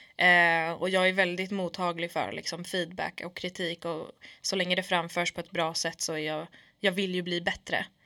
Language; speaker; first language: Swedish; early bilingual, other home language; Kurdish